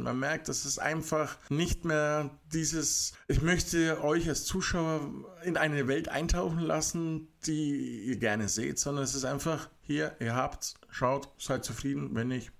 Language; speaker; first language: German; native; German